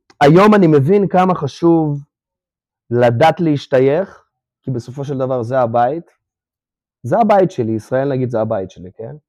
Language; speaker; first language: Hebrew; early bilingual, other home language; Russian